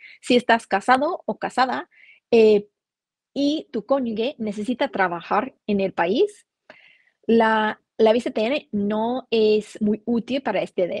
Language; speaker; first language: Spanish; non-native, fluent; English